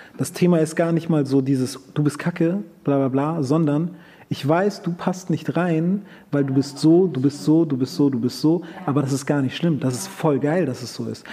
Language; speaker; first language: German; early bilingual, other home language; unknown